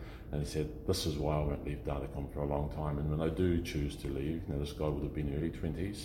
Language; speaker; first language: English; native; English